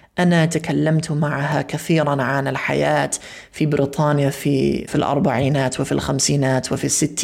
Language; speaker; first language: Arabic; non-native, fluent; English